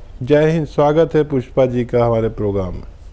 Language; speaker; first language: Hindi; native; Hindi